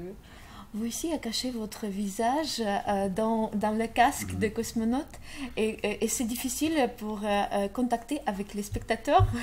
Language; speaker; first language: French; non-native, learner; Russian